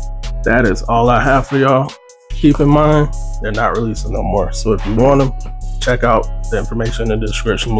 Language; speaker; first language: English; native; English